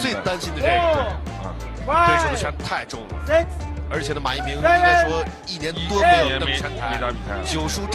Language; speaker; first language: Chinese; native; Chinese